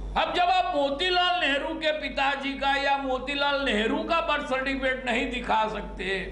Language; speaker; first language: Hindi; non-native, local second language; Gujarati